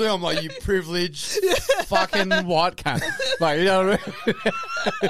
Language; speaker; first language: English; native; English